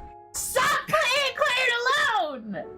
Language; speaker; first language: English; native; English